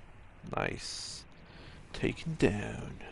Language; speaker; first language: English; native; English